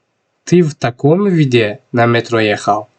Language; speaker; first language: Russian; non-native, local second language; Tajik